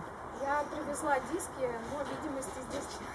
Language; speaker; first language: Russian; native; Russian